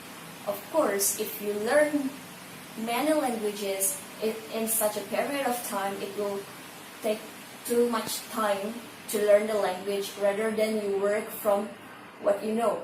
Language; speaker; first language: English; non-native, learner; Indonesian